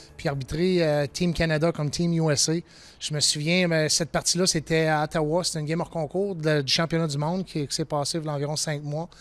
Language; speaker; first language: French; native; French